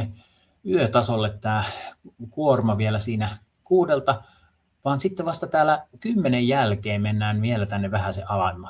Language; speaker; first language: Finnish; native; Finnish